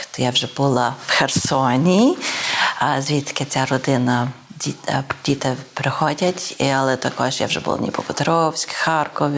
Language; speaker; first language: Ukrainian; early bilingual, heritage; Ukrainian